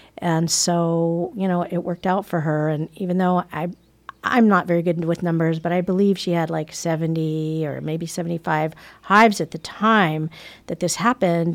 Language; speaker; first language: English; native; English